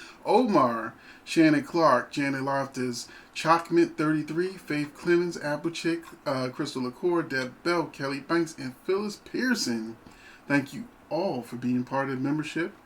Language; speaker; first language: English; native; English